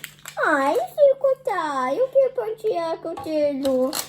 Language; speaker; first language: Portuguese; early bilingual, heritage; Portuguese